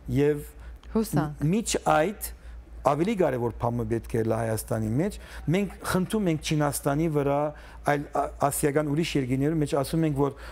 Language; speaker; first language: Armenian; early bilingual, heritage; Armenian